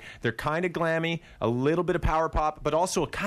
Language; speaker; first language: English; native; English